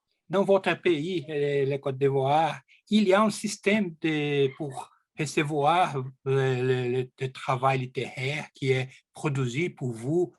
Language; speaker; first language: French; non-native, learner; Portuguese